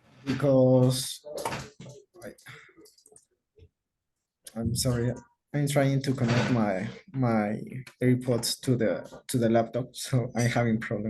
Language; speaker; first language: English; non-native, learner; Spanish